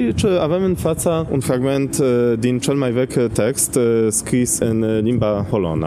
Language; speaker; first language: Romanian; non-native, fluent; Polish